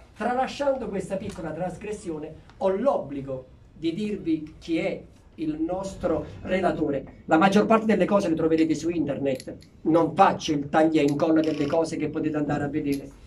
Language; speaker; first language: Italian; native; Italian